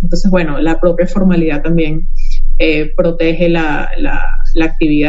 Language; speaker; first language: Spanish; native; Spanish